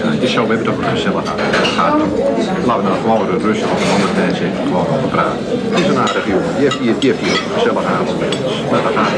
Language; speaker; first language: Dutch; native; Dutch